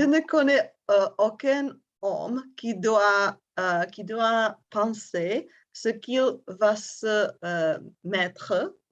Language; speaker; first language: French; non-native, fluent; Czech